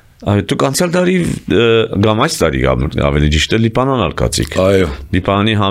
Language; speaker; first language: Armenian; early bilingual, heritage; Armenian